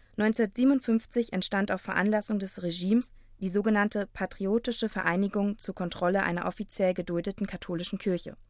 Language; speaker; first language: German; native; German